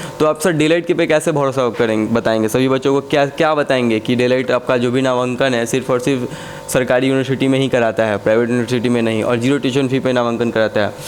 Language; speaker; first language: Hindi; native; Hindi